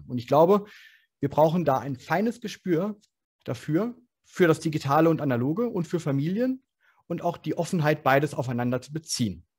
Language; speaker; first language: German; native; German